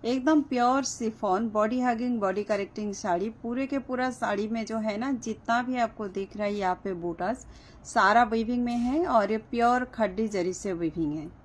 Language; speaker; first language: Hindi; non-native, local second language; Bangla